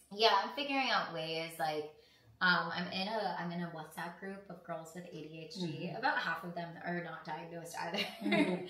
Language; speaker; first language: English; native; English